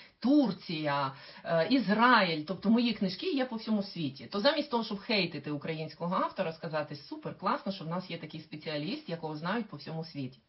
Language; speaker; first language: Ukrainian; non-native, local second language; Russian